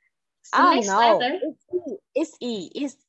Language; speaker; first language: English; non-native, learner; Vietnamese